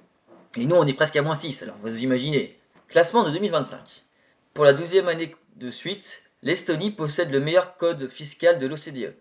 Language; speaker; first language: French; native; French